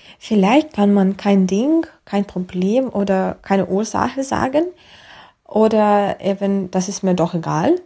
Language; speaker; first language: German; non-native, fluent; English